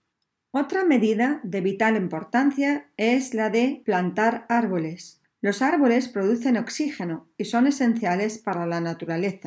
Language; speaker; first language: Spanish; native; Spanish